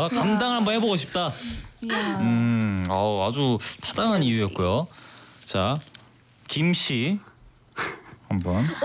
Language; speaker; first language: Korean; native; Korean